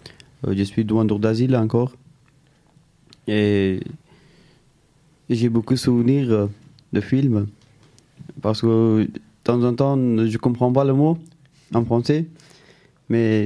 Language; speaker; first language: French; non-native, learner; Pashto